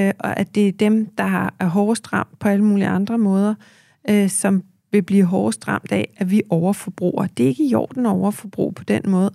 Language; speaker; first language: Danish; native; Danish